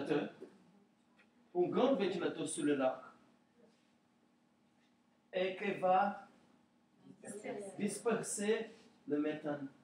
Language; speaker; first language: French; non-native, learner; Portuguese